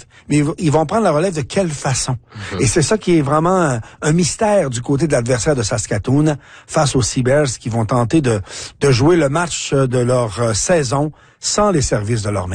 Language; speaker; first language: French; native; French